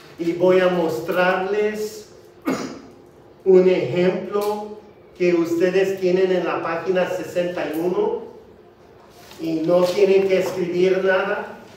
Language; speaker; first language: Spanish; non-native, fluent; English